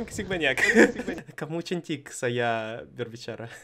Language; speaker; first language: Indonesian; non-native, learner; Russian